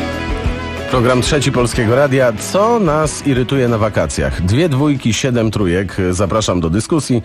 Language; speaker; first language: Polish; native; Polish